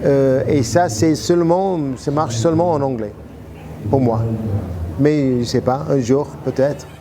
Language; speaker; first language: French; non-native, fluent; English